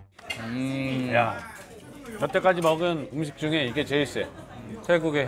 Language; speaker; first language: Korean; native; Korean